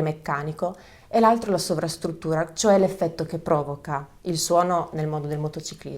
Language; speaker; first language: Italian; native; Italian